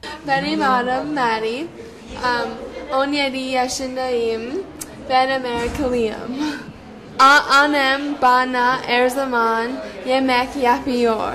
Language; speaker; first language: Turkish; non-native, learner; English